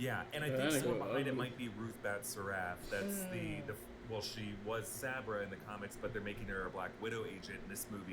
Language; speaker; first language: English; native; English